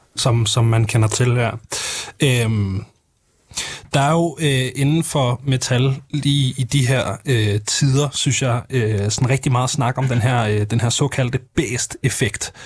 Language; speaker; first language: Danish; native; Danish